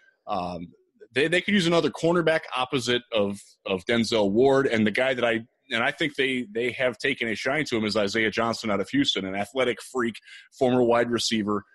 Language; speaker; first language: English; native; English